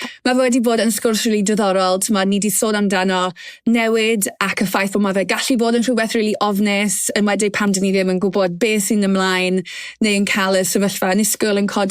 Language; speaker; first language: Welsh; native; Welsh